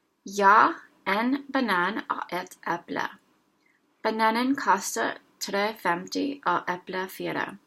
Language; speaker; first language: Norwegian; non-native, learner; English